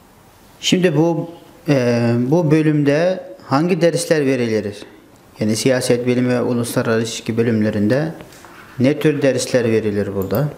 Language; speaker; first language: Turkish; non-native, fluent; Uyghur